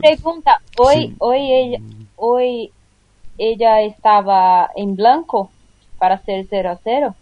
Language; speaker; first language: Spanish; non-native, learner; Portuguese